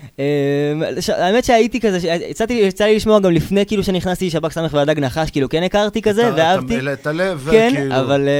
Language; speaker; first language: Hebrew; native; Hebrew